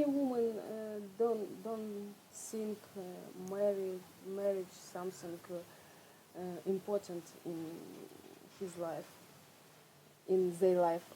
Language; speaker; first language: English; non-native, learner; Russian